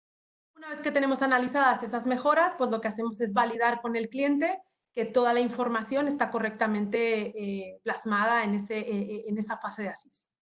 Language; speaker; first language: Spanish; native; Spanish